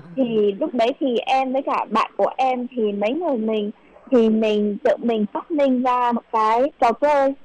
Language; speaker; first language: Vietnamese; native; Vietnamese